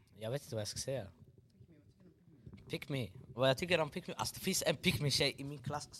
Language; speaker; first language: Swedish; early bilingual, other home language; Arabic